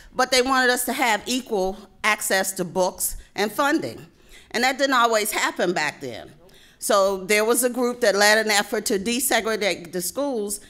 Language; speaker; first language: English; native; English